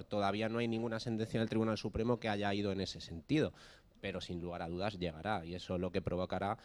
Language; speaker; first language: Spanish; native; Spanish